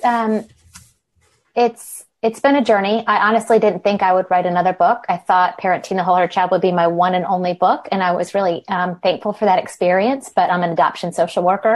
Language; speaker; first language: English; native; English